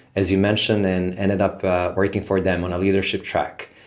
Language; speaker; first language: English; non-native, fluent; Serbian